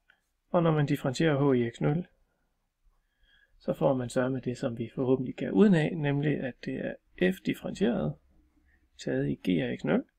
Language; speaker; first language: Danish; native; Danish